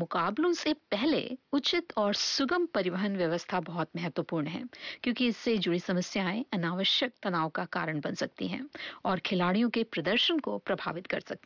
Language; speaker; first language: Hindi; native; Hindi